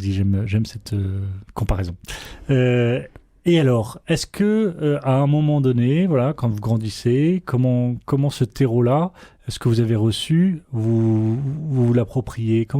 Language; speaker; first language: French; native; French